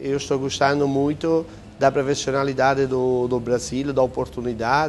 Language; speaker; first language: Portuguese; non-native, fluent; Italian